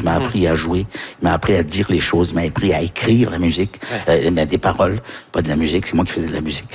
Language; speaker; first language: French; early bilingual, heritage; French